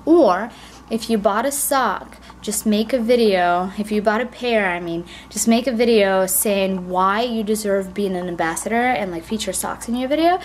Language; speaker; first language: English; non-native, fluent; Russian